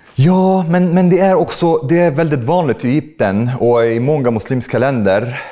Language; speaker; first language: Swedish; non-native, fluent; Arabic